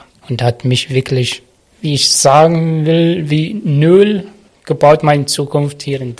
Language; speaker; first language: German; non-native, learner; Arabic